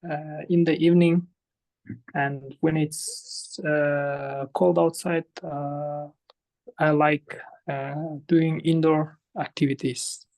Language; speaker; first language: English; non-native, fluent; Kazakh